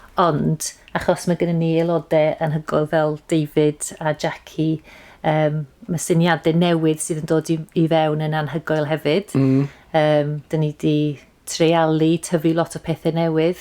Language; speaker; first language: Welsh; native; Welsh